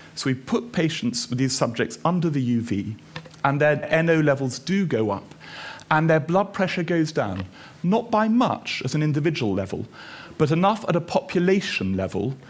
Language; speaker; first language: English; native; English